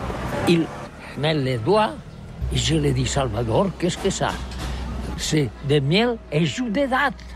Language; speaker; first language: French; non-native, local second language; Catalan